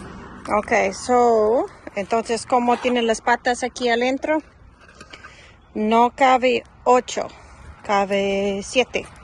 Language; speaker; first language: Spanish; early bilingual, heritage; English